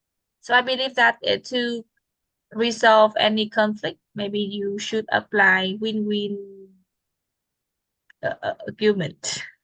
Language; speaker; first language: English; non-native, fluent; Vietnamese